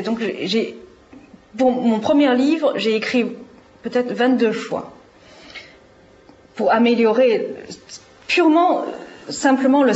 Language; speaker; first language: French; non-native, fluent; Chinese